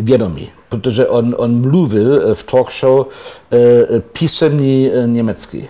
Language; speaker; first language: Czech; non-native, fluent; German